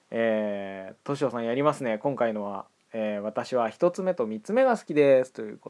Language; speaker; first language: Japanese; native; Japanese